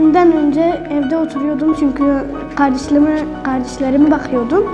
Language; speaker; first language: Turkish; non-native, learner; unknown